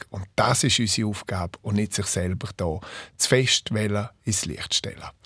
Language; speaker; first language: German; non-native, local second language; Romansh